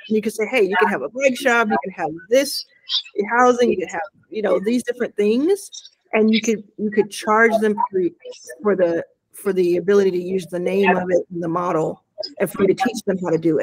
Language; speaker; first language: English; native; English